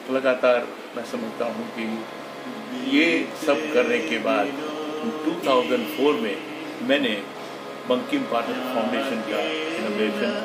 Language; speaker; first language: Hindi; non-native, local second language; Gujarati